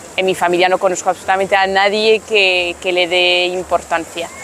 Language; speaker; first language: Spanish; non-native, fluent; French